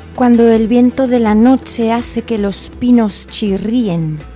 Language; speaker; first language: Spanish; native; Spanish